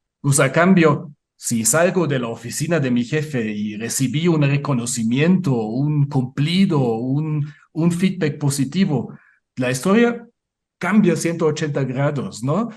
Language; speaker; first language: Spanish; non-native, fluent; German